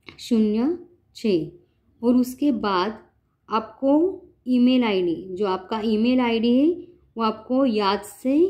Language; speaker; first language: Hindi; non-native, local second language; Marathi